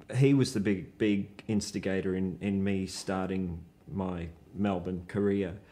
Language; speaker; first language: English; native; English